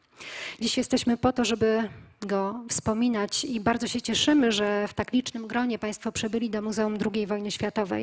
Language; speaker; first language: Polish; native; Polish